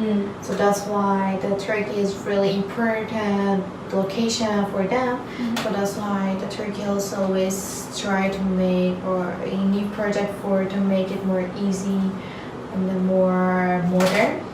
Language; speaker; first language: English; non-native, learner; Turkish